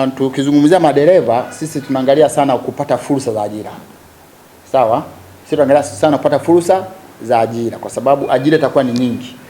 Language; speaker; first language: Swahili; native; Swahili